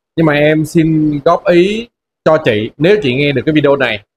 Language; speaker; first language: Vietnamese; native; Vietnamese